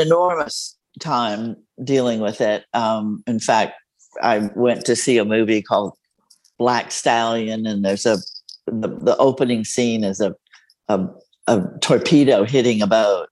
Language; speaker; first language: English; non-native, fluent; Spanish